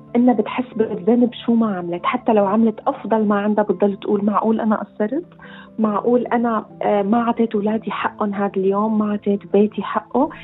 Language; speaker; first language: Arabic; native; Arabic